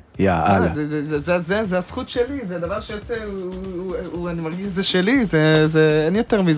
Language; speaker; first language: Hebrew; native; Hebrew